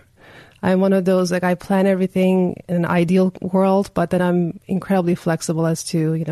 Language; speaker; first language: English; non-native, fluent; Turkish